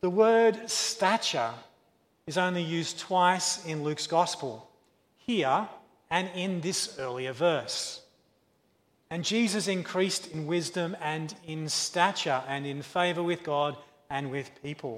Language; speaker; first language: English; native; English